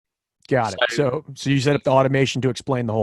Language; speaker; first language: English; native; English